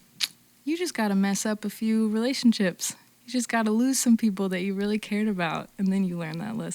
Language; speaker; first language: English; native; English